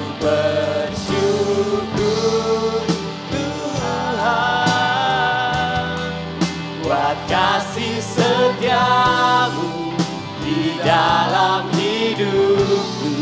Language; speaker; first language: Indonesian; native; Indonesian